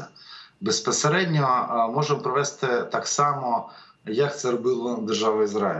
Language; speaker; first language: Ukrainian; native; Ukrainian